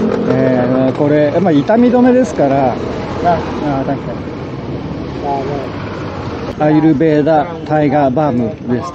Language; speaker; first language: Japanese; native; Japanese